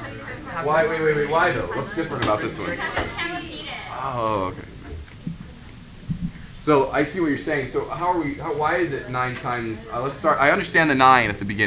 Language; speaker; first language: English; native; English